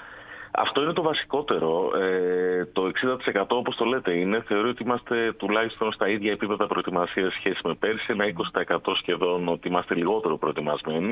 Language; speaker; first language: Greek; native; Greek